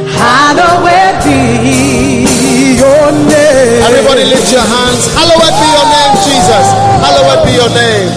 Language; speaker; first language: English; non-native, local second language; Akan